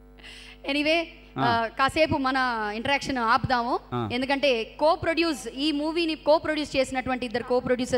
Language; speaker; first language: Telugu; native; Telugu